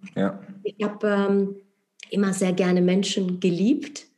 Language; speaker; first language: German; non-native, fluent; Polish